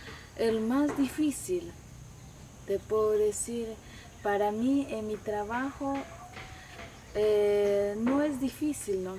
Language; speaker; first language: Spanish; non-native, local second language; Shipibo-Conibo